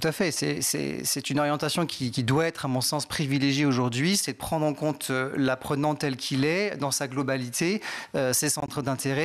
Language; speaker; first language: French; native; French